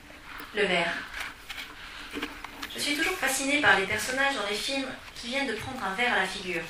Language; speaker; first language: French; native; French